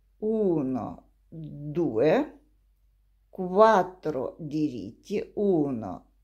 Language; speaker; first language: Italian; non-native, learner; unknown